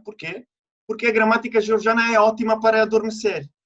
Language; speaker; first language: Portuguese; non-native, fluent; Italian